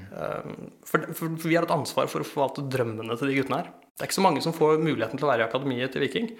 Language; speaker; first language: Norwegian; native; Norwegian